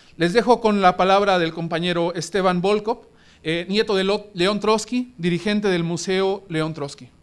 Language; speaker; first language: Spanish; native; Spanish